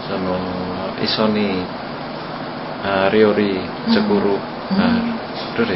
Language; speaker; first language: Japanese; non-native, learner; Indonesian